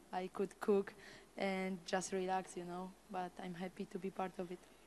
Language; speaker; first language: English; non-native, fluent; Polish